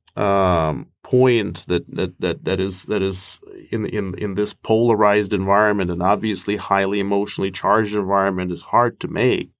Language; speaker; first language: English; non-native, fluent; Russian